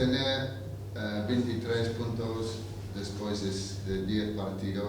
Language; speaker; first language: Spanish; non-native, fluent; English